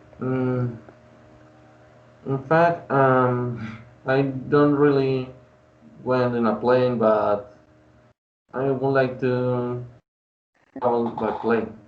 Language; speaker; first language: English; non-native, learner; Spanish